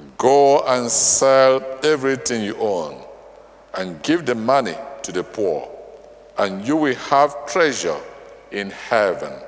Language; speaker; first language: English; non-native, local second language; Igbo